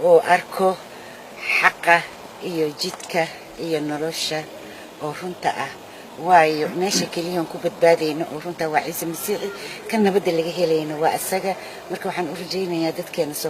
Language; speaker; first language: Somali; native; Somali